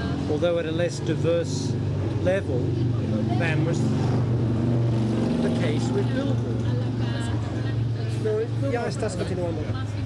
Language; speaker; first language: English; native; English